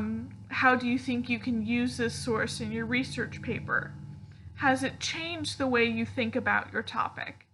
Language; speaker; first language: English; native; English